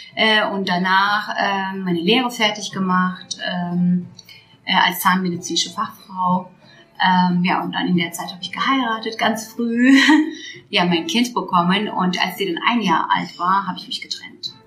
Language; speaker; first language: German; non-native, fluent; Turkish